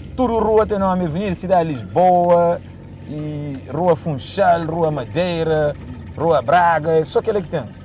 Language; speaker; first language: Portuguese; non-native, local second language; Kabuverdianu